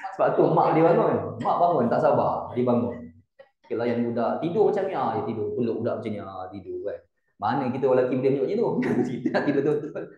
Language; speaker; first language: Malay; native; Malay